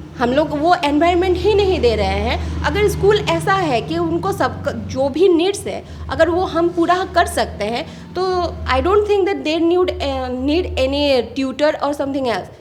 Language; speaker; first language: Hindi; non-native, local second language; Assamese